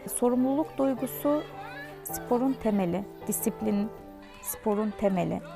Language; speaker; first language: Turkish; native; Turkish